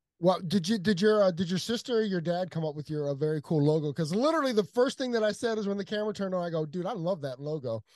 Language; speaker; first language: English; native; English